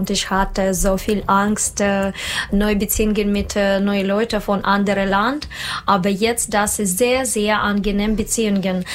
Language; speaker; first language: German; non-native, learner; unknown